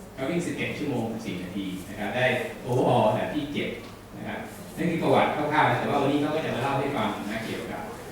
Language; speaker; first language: Thai; native; Thai